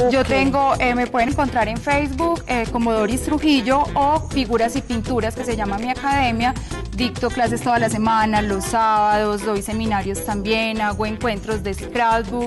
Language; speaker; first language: Spanish; native; Spanish